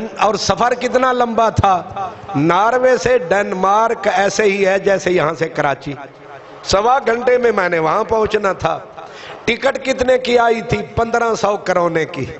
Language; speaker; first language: Urdu; non-native, local second language; Punjabi